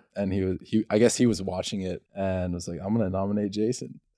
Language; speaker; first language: English; native; English